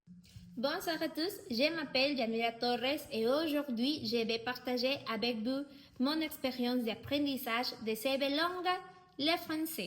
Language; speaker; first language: French; non-native, learner; Spanish